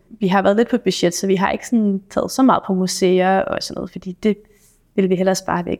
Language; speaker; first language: Danish; native; Danish